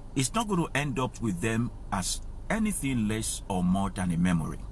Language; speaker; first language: English; non-native, local second language; Yoruba